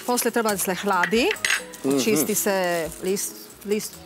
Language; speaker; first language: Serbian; non-native, learner; Romanian